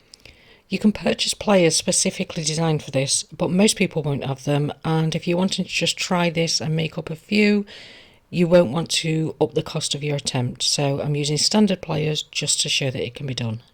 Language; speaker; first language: English; native; English